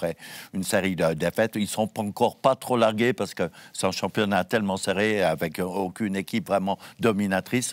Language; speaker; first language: French; native; French